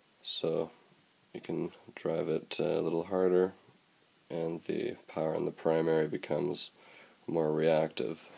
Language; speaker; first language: English; native; English